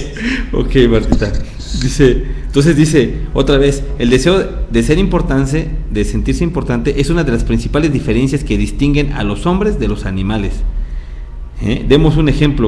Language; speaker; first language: Spanish; native; Spanish